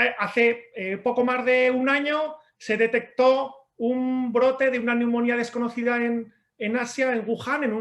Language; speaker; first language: Spanish; native; Spanish